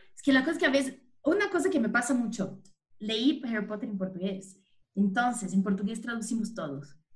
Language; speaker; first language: Spanish; non-native, fluent; Portuguese